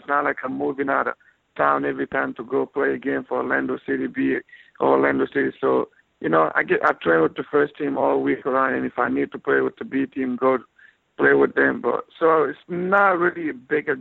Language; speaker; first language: English; non-native, fluent; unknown